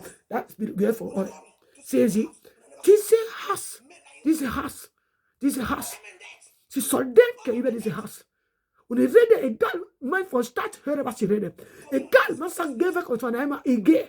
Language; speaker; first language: German; non-native, learner; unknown